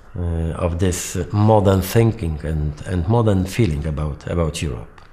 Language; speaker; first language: English; non-native, fluent; Polish